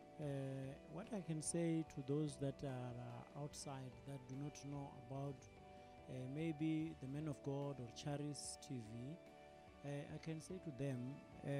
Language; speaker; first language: English; non-native, local second language; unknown